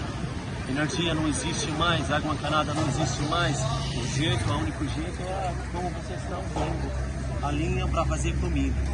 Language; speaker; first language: Portuguese; non-native, fluent; Arabic